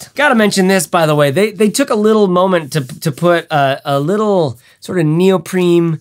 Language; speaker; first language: English; native; English